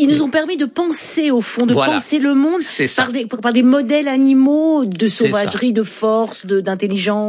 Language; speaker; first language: French; native; French